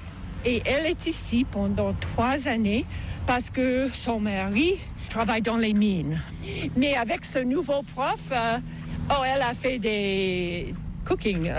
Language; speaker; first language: French; non-native, local second language; English